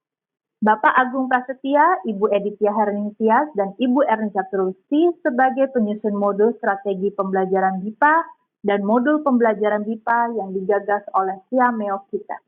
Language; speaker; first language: Indonesian; native; Indonesian